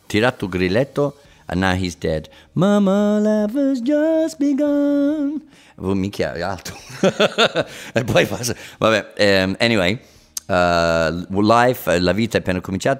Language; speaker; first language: Italian; non-native, fluent; English